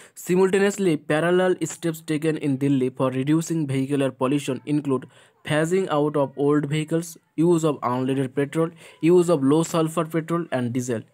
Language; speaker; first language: English; non-native, local second language; Bangla